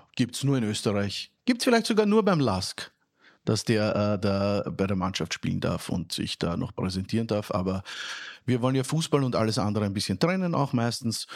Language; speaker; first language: German; native; German